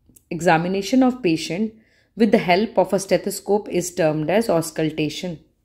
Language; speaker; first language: English; non-native, local second language; Hindi